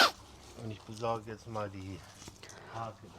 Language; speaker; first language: German; native; German